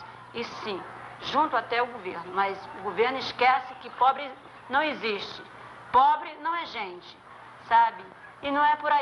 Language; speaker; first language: Portuguese; native; Portuguese